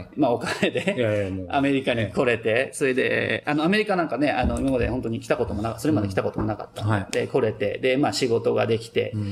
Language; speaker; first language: Japanese; native; Japanese